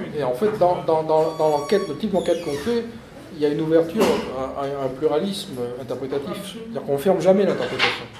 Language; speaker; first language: French; native; French